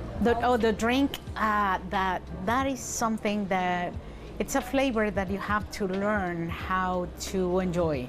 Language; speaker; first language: English; non-native, fluent; Spanish